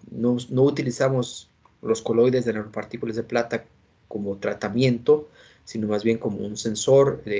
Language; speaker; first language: Spanish; native; Spanish